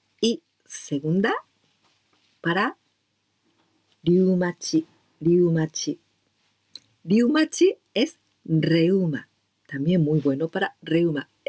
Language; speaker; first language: Spanish; non-native, learner; Japanese